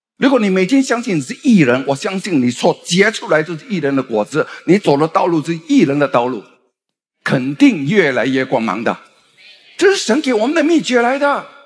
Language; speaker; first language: Chinese; native; Chinese